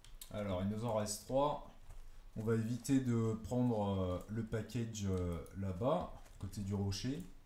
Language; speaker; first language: French; native; French